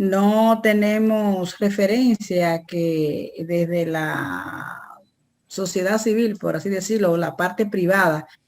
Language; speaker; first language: Spanish; native; Spanish